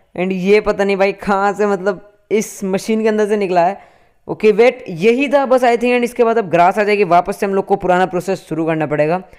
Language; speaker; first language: Hindi; native; Hindi